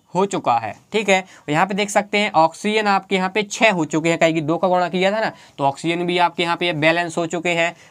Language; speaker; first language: Hindi; native; Hindi